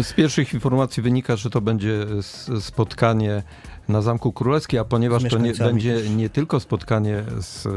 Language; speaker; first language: Polish; native; Polish